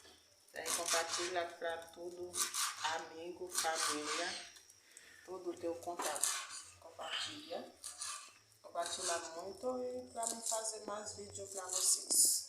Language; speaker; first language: Portuguese; non-native, learner; Haitian Creole